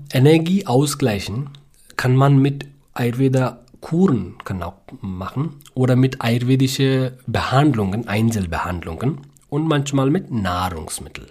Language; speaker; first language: German; non-native, learner; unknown